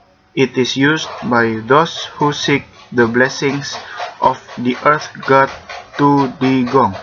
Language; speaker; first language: English; non-native, learner; Indonesian